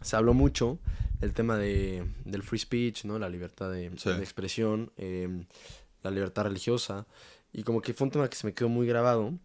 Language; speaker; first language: Spanish; native; Spanish